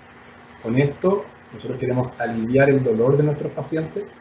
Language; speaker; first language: Spanish; native; Spanish